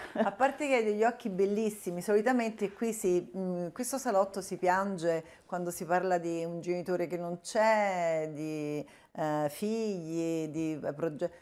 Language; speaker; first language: Italian; native; Italian